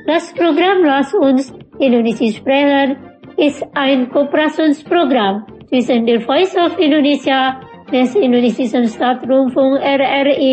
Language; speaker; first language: German; non-native, learner; Indonesian